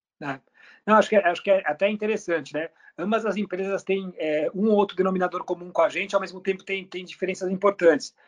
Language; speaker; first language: Portuguese; early bilingual, other home language; Spanish